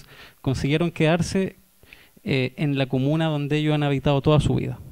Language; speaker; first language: Spanish; native; Spanish